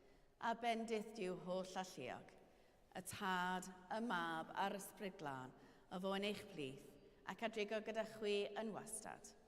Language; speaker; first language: Welsh; native; Welsh